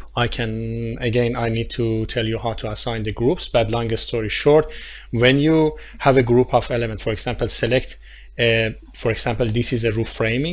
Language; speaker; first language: English; non-native, fluent; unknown